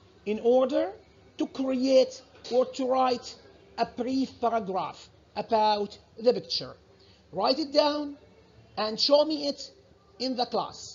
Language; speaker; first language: English; non-native, fluent; Arabic